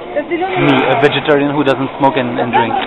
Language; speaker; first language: English; non-native, fluent; French